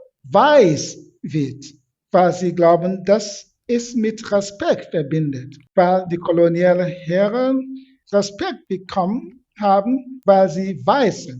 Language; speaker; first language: German; non-native, fluent; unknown